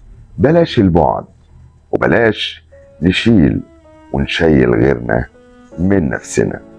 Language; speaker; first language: Arabic; native; Arabic